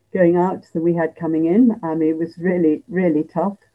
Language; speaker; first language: English; native; English